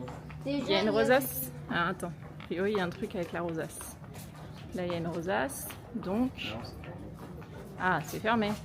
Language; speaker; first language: French; native; French